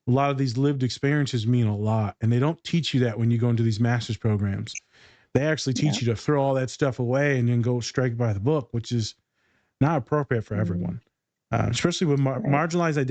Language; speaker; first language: English; native; English